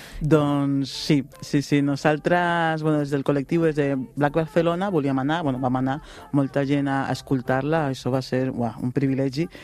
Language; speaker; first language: Catalan; non-native, local second language; Spanish